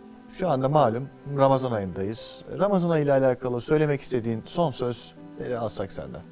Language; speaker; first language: Turkish; native; Turkish